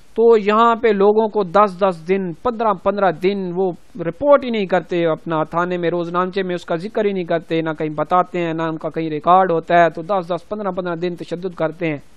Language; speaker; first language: Urdu; non-native, local second language; Punjabi